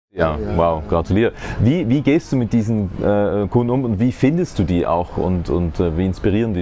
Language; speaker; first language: German; native; German